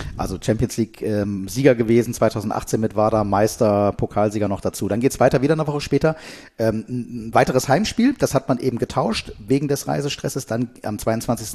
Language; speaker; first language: German; native; German